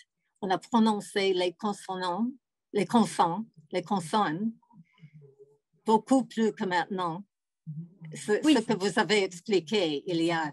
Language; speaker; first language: French; non-native, fluent; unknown